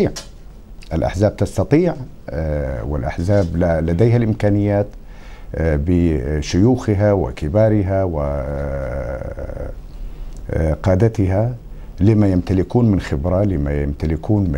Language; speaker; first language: Arabic; native; Arabic